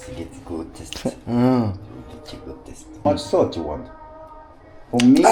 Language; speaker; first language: English; non-native, learner; Arabic